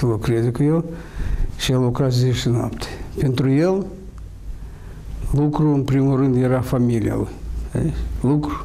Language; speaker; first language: Romanian; non-native, local second language; Russian